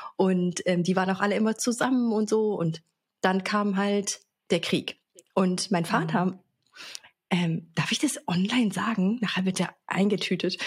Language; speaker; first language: German; early bilingual, other home language; Arabic